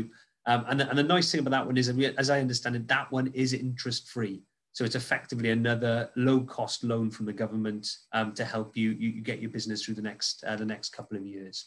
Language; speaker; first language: English; native; English